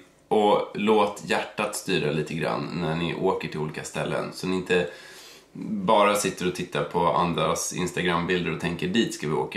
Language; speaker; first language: Swedish; native; Swedish